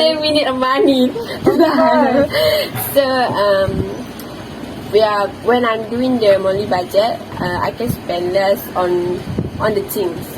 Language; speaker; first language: English; non-native, local second language; Malay